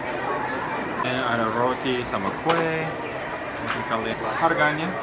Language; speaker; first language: Indonesian; non-native, fluent; English